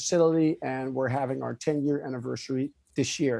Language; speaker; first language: English; non-native, fluent; Dutch